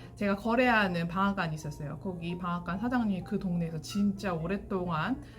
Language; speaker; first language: Korean; native; Korean